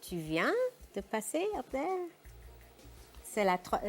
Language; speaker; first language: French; non-native, fluent; English